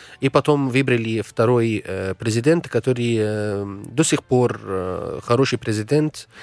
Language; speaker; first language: Russian; non-native, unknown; Arabic